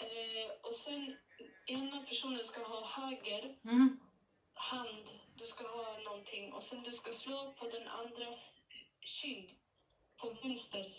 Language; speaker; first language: Swedish; early bilingual, other home language; Somali